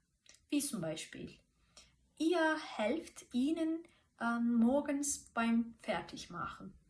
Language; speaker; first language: German; non-native, fluent; Turkish